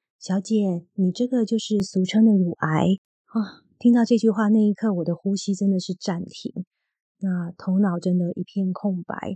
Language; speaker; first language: Chinese; native; Chinese